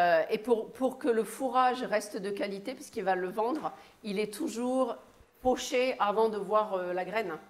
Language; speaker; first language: French; native; French